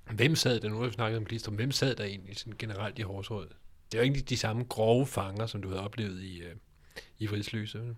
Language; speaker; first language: Danish; native; Danish